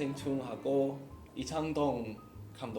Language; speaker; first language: Korean; non-native, learner; English